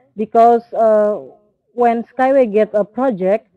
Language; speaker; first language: English; non-native, learner; Indonesian